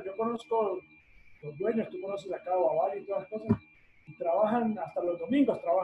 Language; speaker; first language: Spanish; native; Spanish